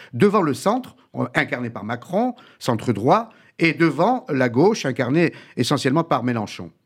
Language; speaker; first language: French; native; French